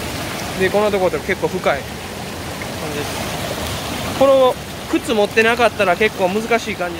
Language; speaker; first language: Japanese; native; Japanese